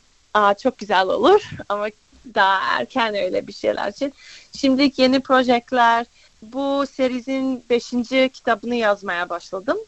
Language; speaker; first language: Turkish; early bilingual, other home language; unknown